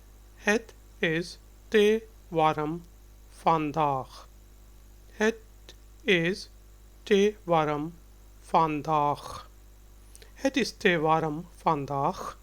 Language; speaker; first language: Dutch; non-native, learner; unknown